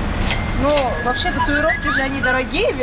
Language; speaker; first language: Russian; native; Russian